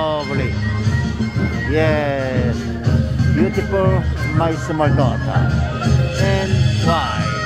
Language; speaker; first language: English; non-native, learner; Korean